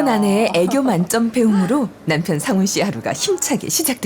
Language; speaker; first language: Korean; native; Korean